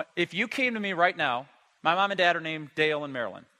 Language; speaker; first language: English; native; English